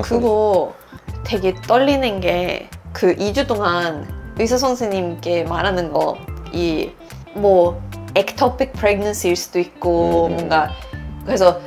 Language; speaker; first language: Korean; non-native, fluent; Swedish